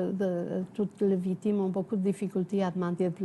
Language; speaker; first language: French; non-native, fluent; Portuguese